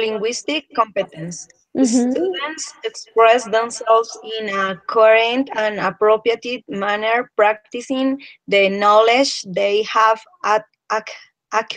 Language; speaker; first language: English; non-native, learner; Spanish